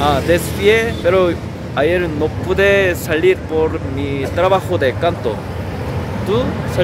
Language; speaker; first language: Spanish; non-native, learner; Korean